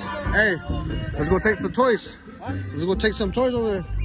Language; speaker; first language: English; early bilingual, other home language; Spanish